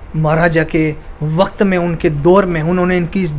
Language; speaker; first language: Hindi; native; Hindi